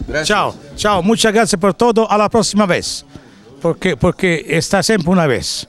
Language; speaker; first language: Spanish; non-native, learner; Italian